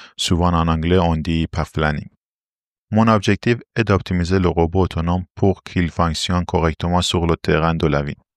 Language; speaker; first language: French; non-native, fluent; Persian